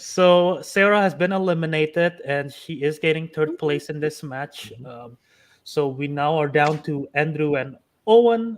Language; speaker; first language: English; native; English